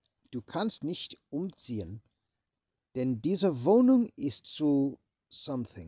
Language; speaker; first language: German; non-native, learner; English